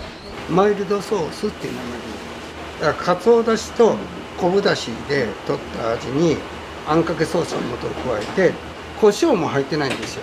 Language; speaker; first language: Japanese; native; Japanese